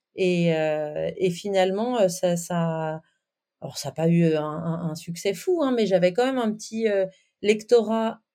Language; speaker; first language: French; native; French